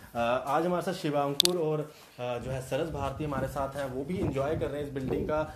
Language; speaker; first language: Hindi; native; Hindi